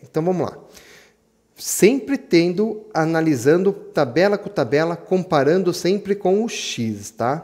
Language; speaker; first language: Portuguese; native; Portuguese